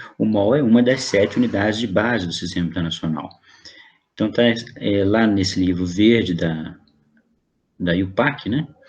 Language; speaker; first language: Portuguese; native; Portuguese